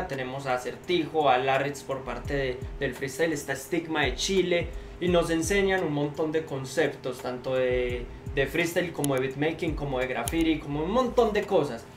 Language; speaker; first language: Spanish; native; Spanish